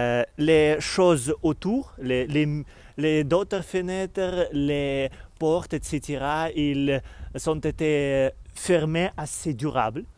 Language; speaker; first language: French; non-native, learner; Russian